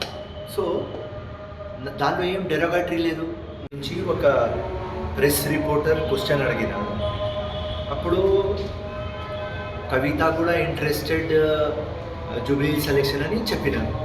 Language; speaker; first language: Telugu; non-native, local second language; Urdu